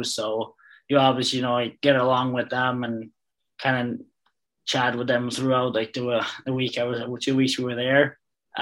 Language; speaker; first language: English; non-native, fluent; Danish